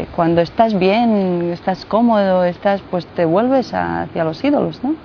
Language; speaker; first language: Spanish; non-native, fluent; Bosnian